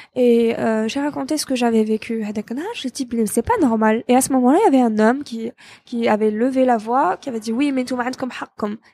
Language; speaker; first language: French; non-native, local second language; Arabic